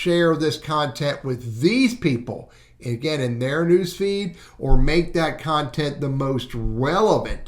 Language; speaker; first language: English; native; English